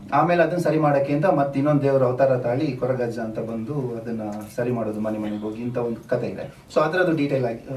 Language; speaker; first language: Kannada; non-native, local second language; Tulu